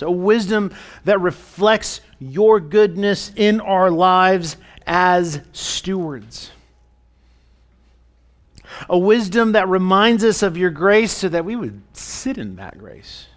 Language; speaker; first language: English; native; English